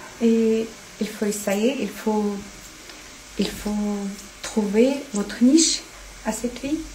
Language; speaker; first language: French; non-native, fluent; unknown